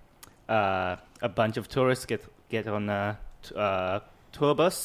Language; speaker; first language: English; non-native, fluent; Japanese